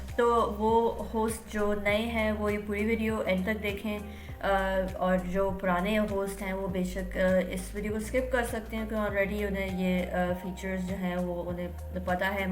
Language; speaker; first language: Urdu; native; Urdu